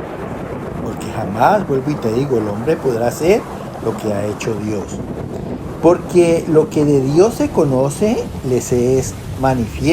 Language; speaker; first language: Spanish; native; Spanish